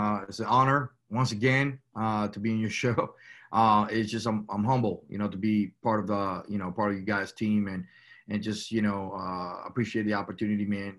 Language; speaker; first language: English; early bilingual, other home language; Spanish